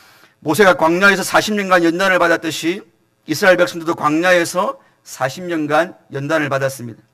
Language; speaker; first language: Korean; native; Korean